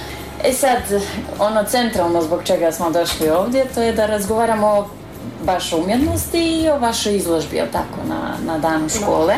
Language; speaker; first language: Croatian; native; Croatian